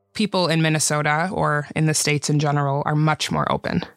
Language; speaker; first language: English; early bilingual, other home language; Swedish